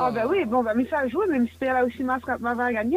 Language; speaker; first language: French; non-native, local second language; Réunion Creole French